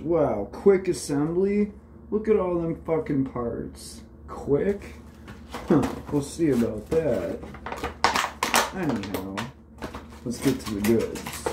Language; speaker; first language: English; native; English